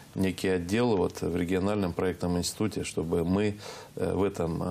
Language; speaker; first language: Russian; native; Russian